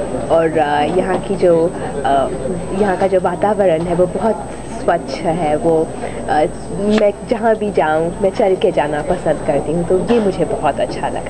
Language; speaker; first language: Hindi; native; Hindi